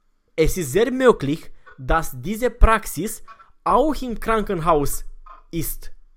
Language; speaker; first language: German; non-native, fluent; Romanian